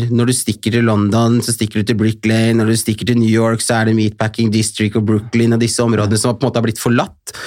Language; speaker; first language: Norwegian; native; Norwegian